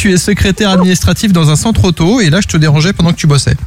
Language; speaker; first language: French; native; French